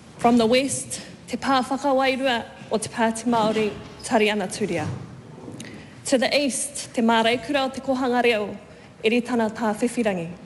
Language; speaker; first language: Māori; native; Māori